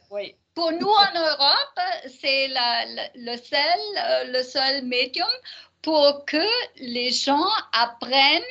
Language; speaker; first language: French; non-native, learner; German